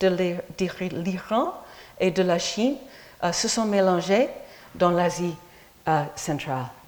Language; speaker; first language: French; non-native, fluent; English